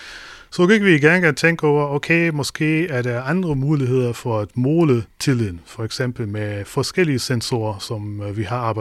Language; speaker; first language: Danish; non-native, fluent; German